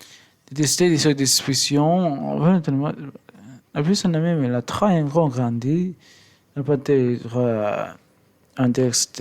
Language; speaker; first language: French; non-native, learner; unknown